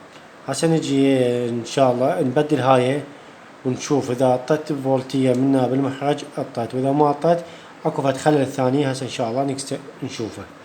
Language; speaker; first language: Arabic; native; Arabic